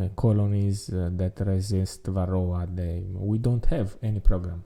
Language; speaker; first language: English; non-native, learner; Italian